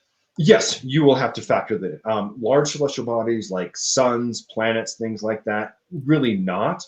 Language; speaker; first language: English; native; English